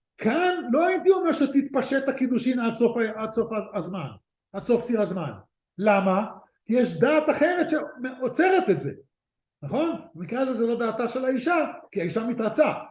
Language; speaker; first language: Hebrew; native; Hebrew